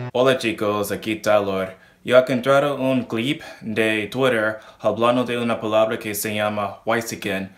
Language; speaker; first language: Spanish; non-native, learner; English